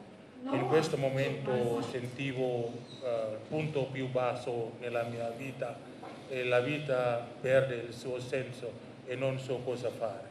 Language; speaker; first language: Italian; non-native, learner; Indonesian